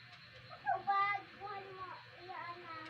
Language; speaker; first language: Filipino; non-native, local second language; Cebuano